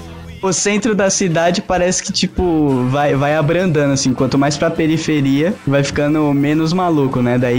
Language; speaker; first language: Portuguese; native; Portuguese